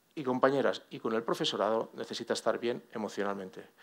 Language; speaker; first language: Spanish; non-native, local second language; Catalan